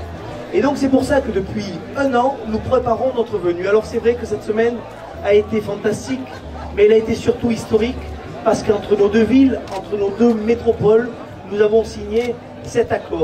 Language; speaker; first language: French; native; French